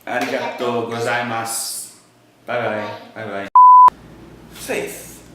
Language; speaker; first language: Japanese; non-native, learner; English